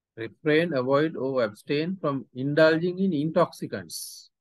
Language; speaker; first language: English; non-native, local second language; Sinhala